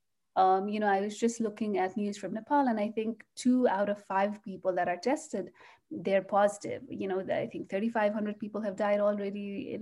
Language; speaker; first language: English; non-native, local second language; Nepali